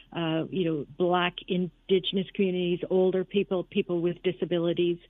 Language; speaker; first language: English; native; English